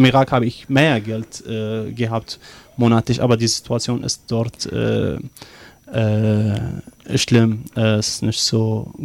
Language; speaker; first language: German; non-native, learner; Arabic